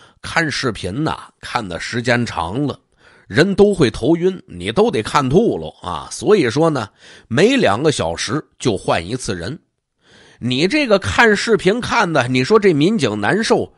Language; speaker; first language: Chinese; native; Chinese